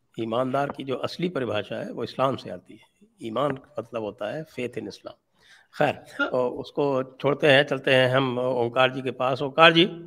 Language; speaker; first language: Hindi; native; Hindi